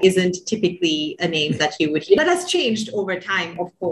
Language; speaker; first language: English; non-native, local second language; Sinhala